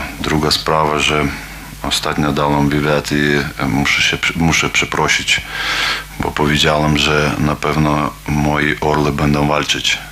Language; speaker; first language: Polish; non-native, learner; Lithuanian